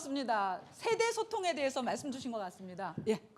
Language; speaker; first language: Korean; native; Korean